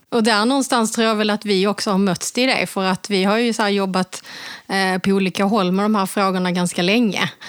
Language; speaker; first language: Swedish; native; Swedish